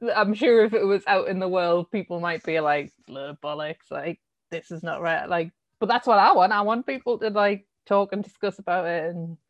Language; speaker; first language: English; native; English